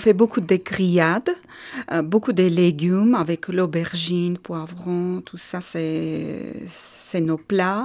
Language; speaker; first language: French; non-native, learner; Armenian